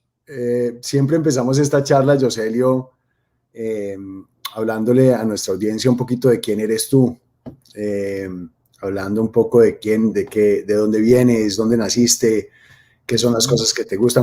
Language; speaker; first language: Spanish; native; Spanish